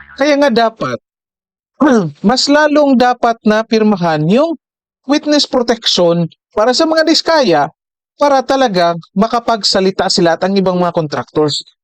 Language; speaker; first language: Filipino; native; Filipino